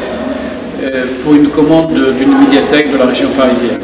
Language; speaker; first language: French; non-native, local second language; Arabic